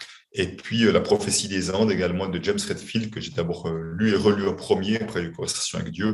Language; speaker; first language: French; native; French